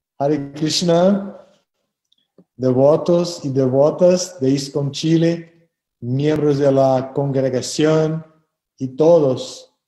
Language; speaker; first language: Spanish; non-native, fluent; Portuguese